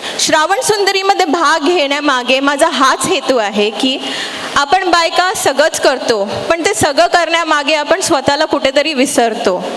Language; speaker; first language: Marathi; non-native, local second language; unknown